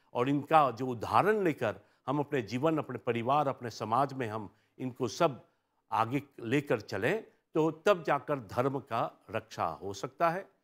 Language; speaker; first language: Hindi; early bilingual, heritage; Hindi